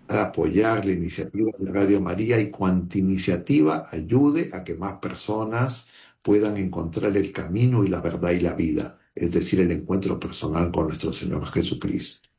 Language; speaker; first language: Spanish; native; Spanish